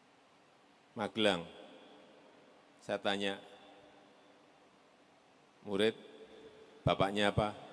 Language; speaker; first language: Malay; non-native, local second language; Javanese